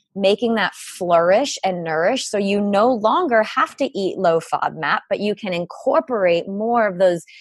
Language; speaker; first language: English; native; English